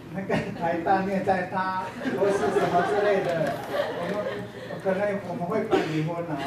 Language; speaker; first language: Chinese; native; Chinese